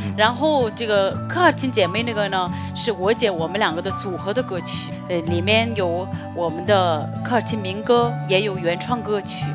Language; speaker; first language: Chinese; non-native, local second language; Mongolian